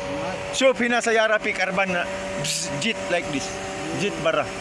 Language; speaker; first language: Arabic; non-native, learner; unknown